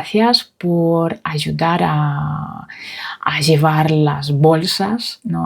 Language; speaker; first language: Spanish; non-native, fluent; Russian